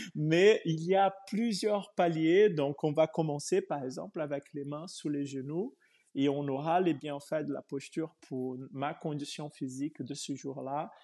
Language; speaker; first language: French; non-native, fluent; Portuguese